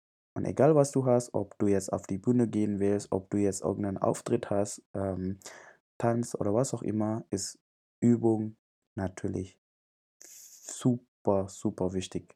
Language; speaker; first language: German; non-native, fluent; Indonesian